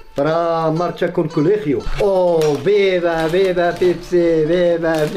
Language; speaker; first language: Spanish; non-native, learner; Arabic